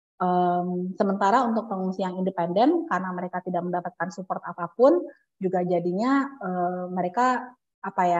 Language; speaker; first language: Indonesian; native; Indonesian